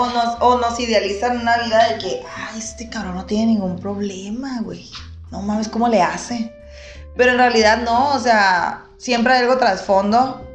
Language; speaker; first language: Spanish; native; Spanish